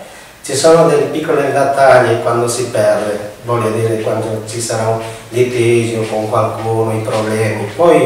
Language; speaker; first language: Italian; non-native, fluent; Spanish